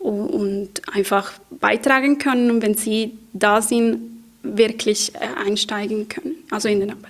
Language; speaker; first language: German; non-native, fluent; Spanish